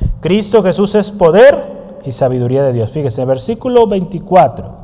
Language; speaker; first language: Spanish; native; Spanish